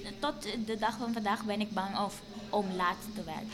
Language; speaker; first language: Dutch; non-native, fluent; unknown